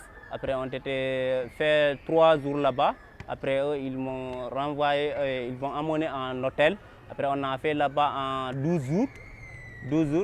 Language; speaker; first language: French; non-native, learner; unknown